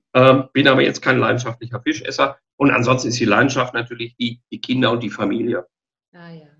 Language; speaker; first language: German; native; German